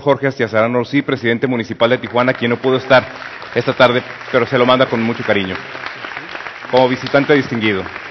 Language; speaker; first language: Spanish; native; Spanish